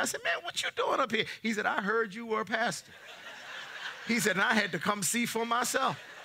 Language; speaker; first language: English; native; English